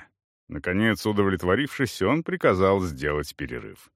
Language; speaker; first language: Russian; native; Russian